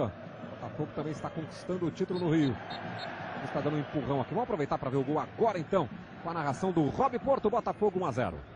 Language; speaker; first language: Portuguese; native; Portuguese